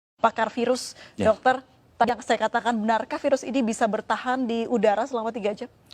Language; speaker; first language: Indonesian; native; Indonesian